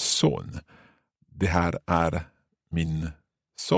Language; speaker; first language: Swedish; non-native, learner; English